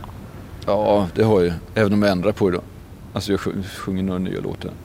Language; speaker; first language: Swedish; native; Swedish